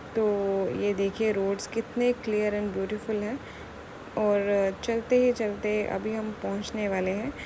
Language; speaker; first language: Hindi; native; Hindi